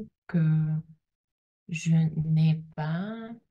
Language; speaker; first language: French; non-native, learner; Russian